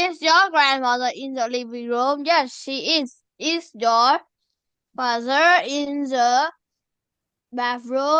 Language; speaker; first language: English; non-native, learner; Vietnamese